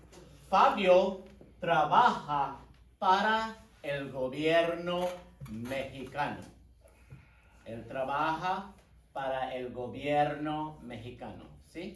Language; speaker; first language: Spanish; non-native, fluent; English